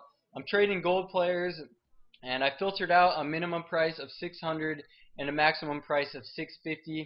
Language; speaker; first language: English; native; English